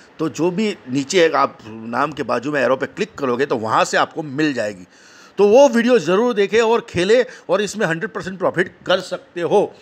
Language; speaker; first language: Hindi; native; Hindi